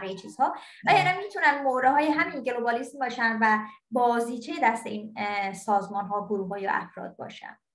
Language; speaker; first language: Persian; non-native, local second language; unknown